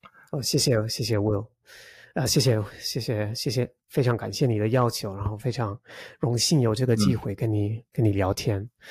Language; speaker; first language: Chinese; non-native, fluent; English